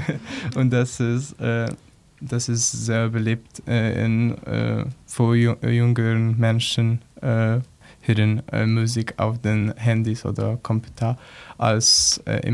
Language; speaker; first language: German; non-native, learner; Polish